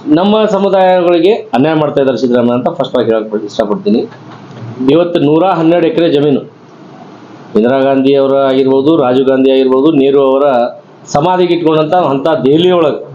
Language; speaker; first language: Kannada; non-native, local second language; Lambadi